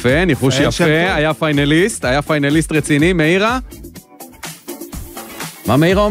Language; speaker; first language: Hebrew; native; Hebrew